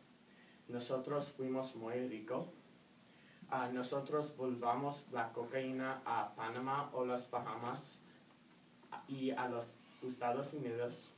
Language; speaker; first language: Spanish; non-native, learner; English